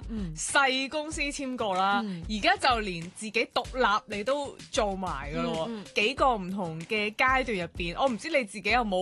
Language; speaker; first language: Cantonese; native; Cantonese